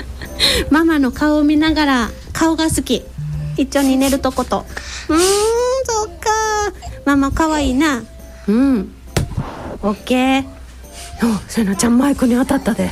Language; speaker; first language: Japanese; native; Japanese